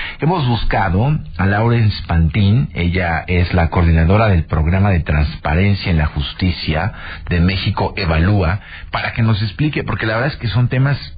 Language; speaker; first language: Spanish; native; Spanish